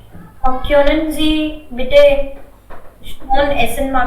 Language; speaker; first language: German; non-native, learner; Hindi